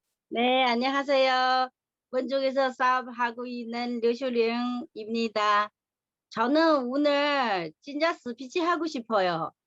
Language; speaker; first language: Korean; non-native, learner; Chinese